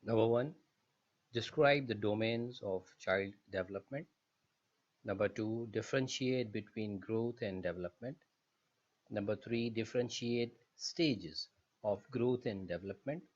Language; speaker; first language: English; non-native, local second language; Urdu